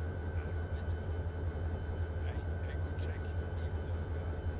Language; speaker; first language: English; non-native, learner; French